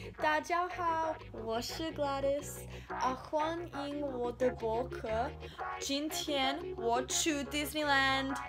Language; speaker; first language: Chinese; non-native, learner; English